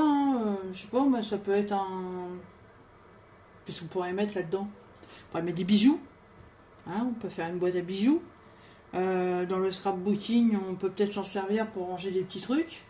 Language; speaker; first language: French; native; French